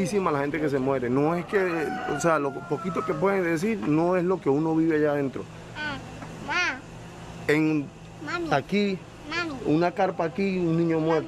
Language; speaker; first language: Spanish; native; Spanish